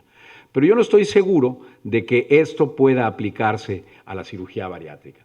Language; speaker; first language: Spanish; native; Spanish